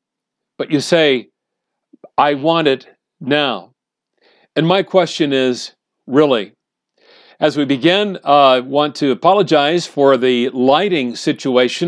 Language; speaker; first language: English; native; English